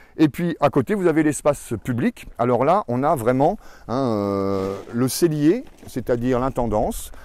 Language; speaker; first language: French; native; French